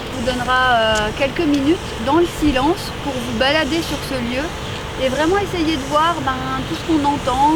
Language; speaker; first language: French; native; French